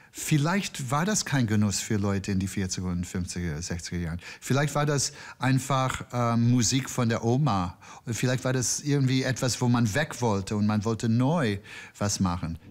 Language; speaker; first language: German; non-native, fluent; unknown